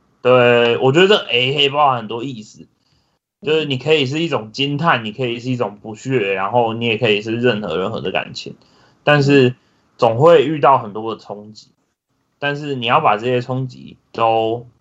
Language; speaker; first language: Chinese; native; Chinese